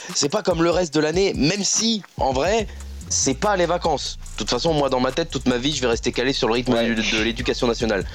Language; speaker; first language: French; native; French